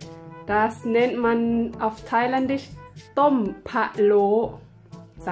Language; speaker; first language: German; non-native, fluent; Thai